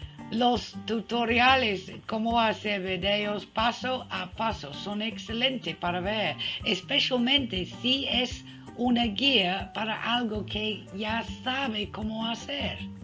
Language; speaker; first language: Spanish; non-native, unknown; English